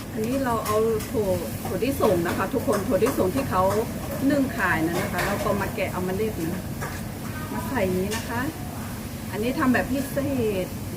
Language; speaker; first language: Thai; non-native, local second language; Shan